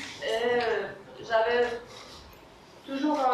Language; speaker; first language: French; non-native, fluent; Persian